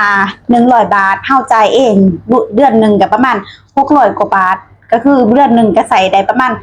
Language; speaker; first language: Thai; non-native, local second language; Lao